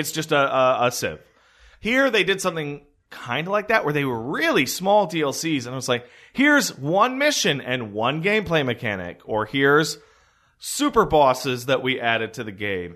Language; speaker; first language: English; early bilingual, other home language; French